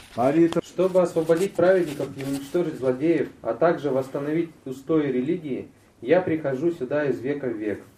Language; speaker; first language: Russian; native; Russian